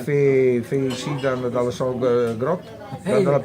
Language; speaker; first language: French; non-native, fluent; Italian